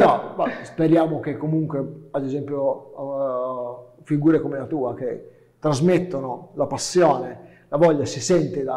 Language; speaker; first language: Italian; native; Italian